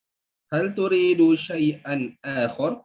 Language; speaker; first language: Arabic; non-native, learner; Indonesian